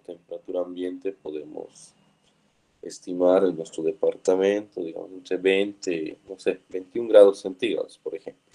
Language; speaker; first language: Spanish; native; Spanish